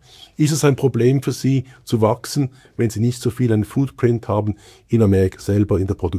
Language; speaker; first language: German; native; German